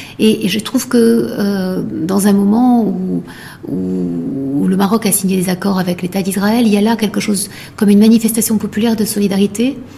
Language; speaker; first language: French; non-native, local second language; Arabic